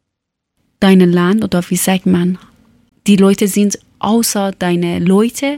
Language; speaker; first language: German; non-native, learner; Persian